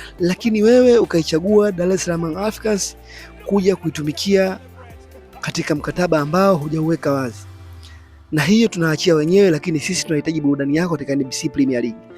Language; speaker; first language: Swahili; native; Swahili